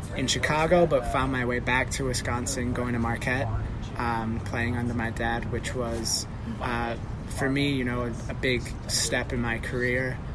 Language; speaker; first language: English; native; English